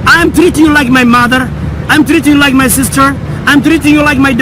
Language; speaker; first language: English; non-native, fluent; Somali